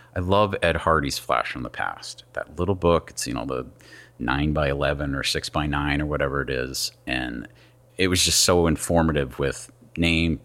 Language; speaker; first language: English; native; English